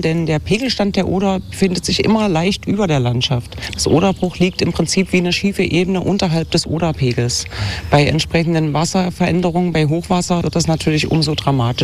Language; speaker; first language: German; native; German